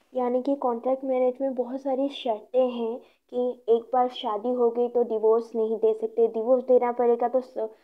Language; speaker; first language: Hindi; non-native, local second language; Odia